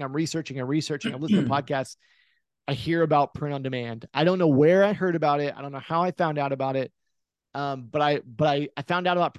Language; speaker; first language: English; native; English